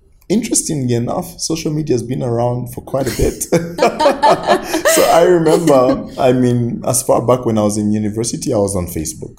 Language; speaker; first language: English; non-native, local second language; Bemba